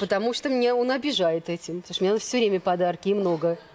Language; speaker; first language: Russian; native; Russian